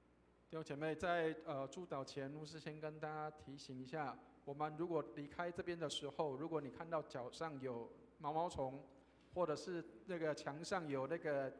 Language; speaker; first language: Chinese; native; Chinese